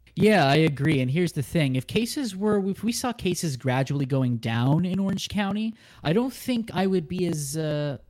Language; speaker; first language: English; native; English